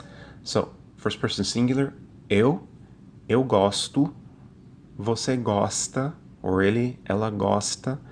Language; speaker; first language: Portuguese; non-native, fluent; English